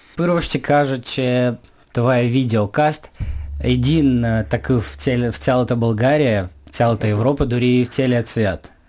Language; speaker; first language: Bulgarian; early bilingual, heritage; Bulgarian